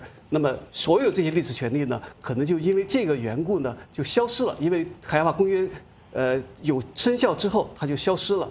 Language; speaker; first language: Chinese; native; Chinese